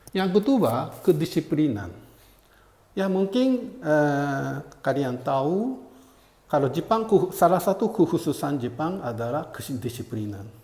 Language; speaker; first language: Indonesian; non-native, fluent; Japanese